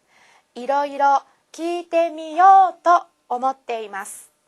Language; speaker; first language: Japanese; non-native, fluent; Korean